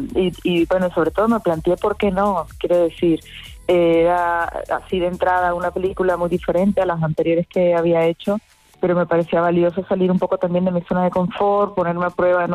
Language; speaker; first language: Spanish; native; Spanish